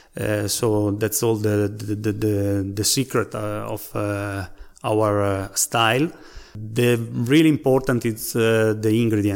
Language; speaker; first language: English; non-native, learner; Italian